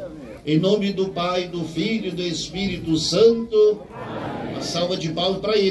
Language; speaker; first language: Portuguese; native; Portuguese